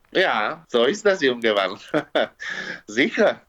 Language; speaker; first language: German; non-native, learner; Slovak